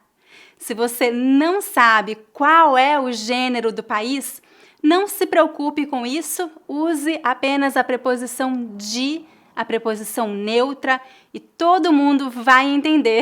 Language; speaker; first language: Portuguese; native; Portuguese